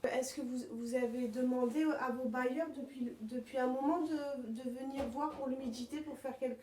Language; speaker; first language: French; native; French